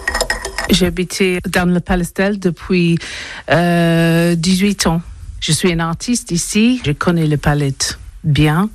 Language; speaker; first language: French; non-native, learner; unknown